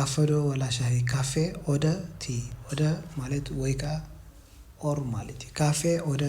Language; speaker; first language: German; non-native, fluent; Tigrinya